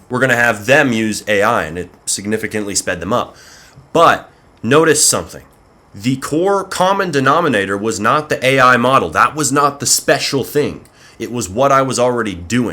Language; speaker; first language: English; native; English